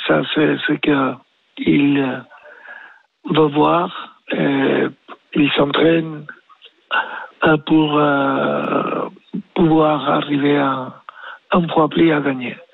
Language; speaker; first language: French; non-native, learner; Spanish